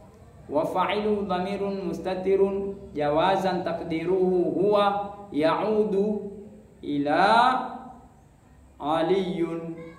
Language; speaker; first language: Arabic; non-native, fluent; Swahili